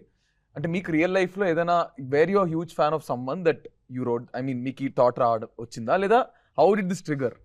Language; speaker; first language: Telugu; native; Telugu